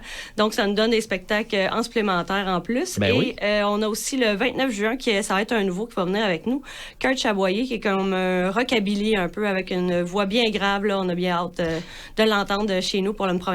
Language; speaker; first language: French; native; French